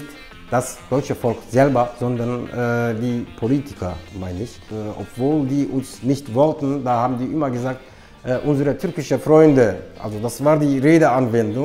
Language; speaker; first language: German; non-native, fluent; Turkish